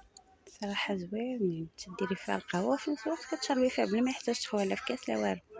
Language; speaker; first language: Arabic; native; Arabic